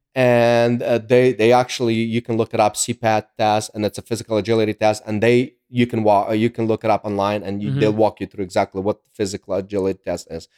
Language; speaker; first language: English; early bilingual, other home language; Ukrainian